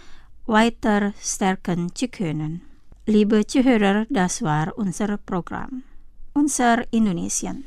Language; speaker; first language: German; non-native, fluent; Indonesian